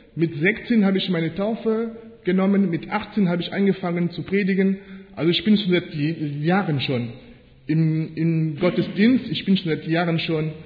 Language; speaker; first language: German; non-native, fluent; French